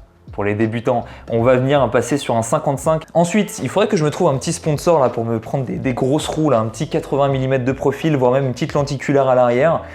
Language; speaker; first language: French; native; French